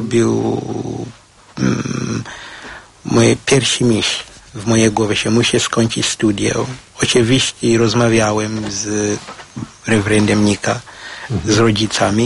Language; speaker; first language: Polish; non-native, learner; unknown